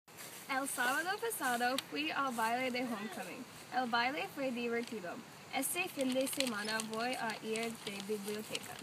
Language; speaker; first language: Spanish; non-native, learner; English